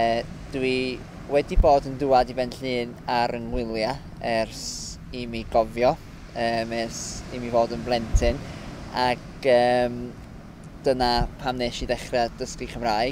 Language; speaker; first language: Welsh; non-native, fluent; English